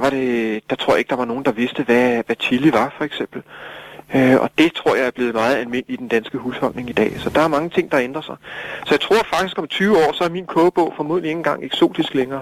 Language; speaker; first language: Danish; native; Danish